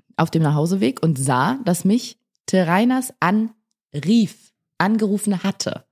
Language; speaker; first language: German; early bilingual, other home language; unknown